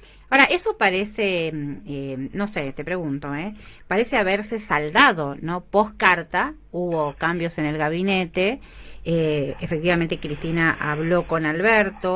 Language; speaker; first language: Spanish; native; Spanish